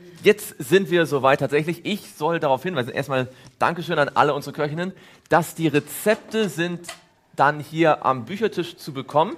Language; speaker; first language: German; native; German